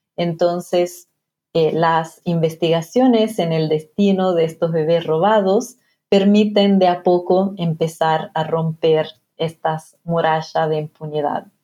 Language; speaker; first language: Spanish; non-native, fluent; Italian